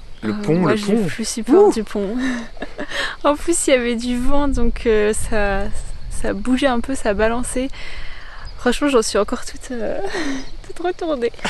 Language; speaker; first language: French; native; French